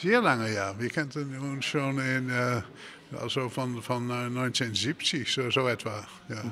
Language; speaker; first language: German; non-native, fluent; Dutch